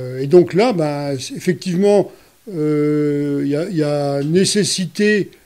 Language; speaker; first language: French; native; French